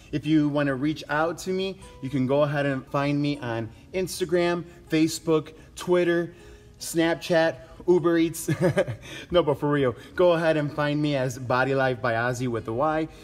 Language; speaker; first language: English; native; English